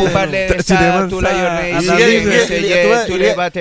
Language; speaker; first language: French; non-native, learner; Spanish